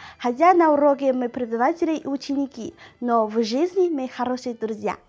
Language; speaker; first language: Russian; non-native, fluent; Chinese